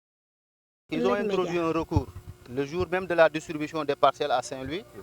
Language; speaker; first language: French; non-native, local second language; Wolof